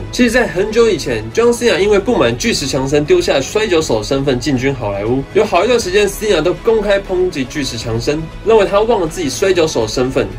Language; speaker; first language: Chinese; native; Chinese